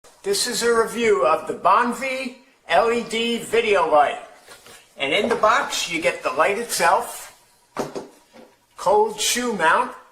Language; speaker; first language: English; native; English